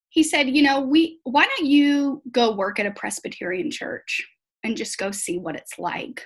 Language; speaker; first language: English; native; English